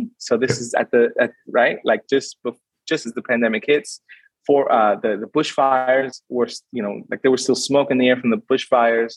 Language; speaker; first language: English; native; English